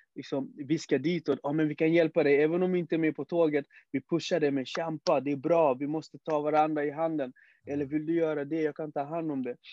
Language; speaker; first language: Swedish; early bilingual, other home language; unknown